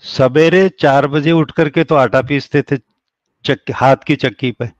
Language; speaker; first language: Hindi; native; Hindi